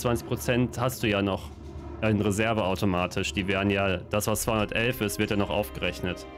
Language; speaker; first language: German; native; German